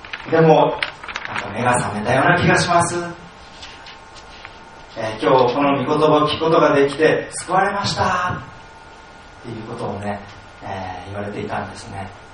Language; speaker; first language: Japanese; native; Japanese